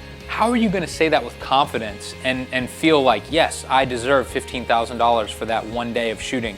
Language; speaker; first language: English; native; English